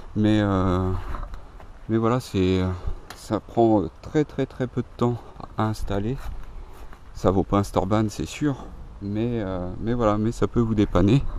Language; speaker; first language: French; native; French